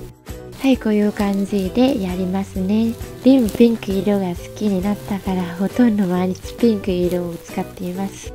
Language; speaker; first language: Japanese; non-native, fluent; Vietnamese